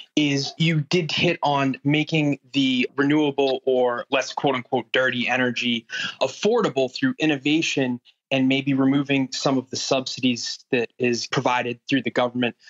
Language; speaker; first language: English; native; English